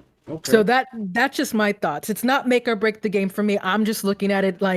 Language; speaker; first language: English; native; English